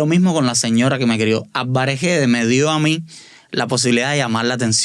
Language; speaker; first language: Spanish; native; Spanish